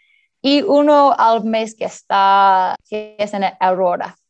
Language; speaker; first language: Spanish; early bilingual, heritage; Spanish